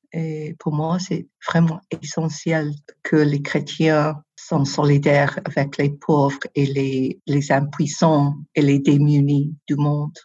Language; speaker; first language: French; non-native, fluent; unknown